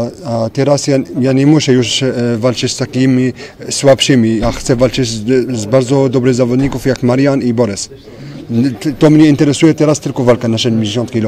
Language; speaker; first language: Polish; non-native, fluent; French